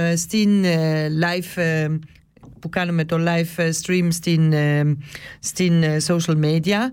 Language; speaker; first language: Greek; early bilingual, heritage; Greek